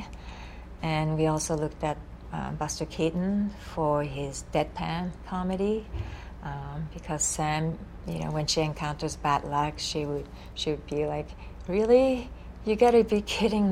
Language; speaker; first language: English; non-native, fluent; Japanese